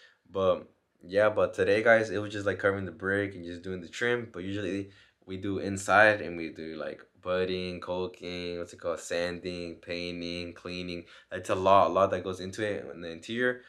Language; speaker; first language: English; early bilingual, other home language; Spanish